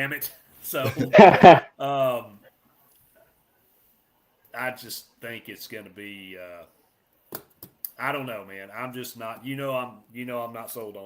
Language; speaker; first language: English; native; English